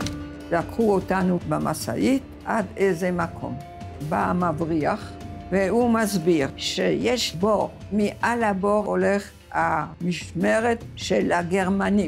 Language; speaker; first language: Hebrew; non-native, fluent; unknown